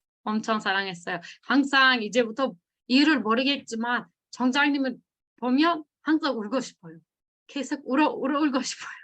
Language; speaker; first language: Korean; non-native, fluent; Turkish